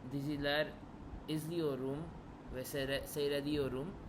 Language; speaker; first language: Turkish; non-native, learner; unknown